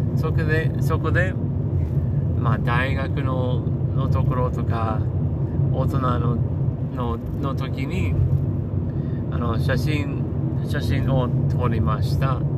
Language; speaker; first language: Japanese; non-native, learner; English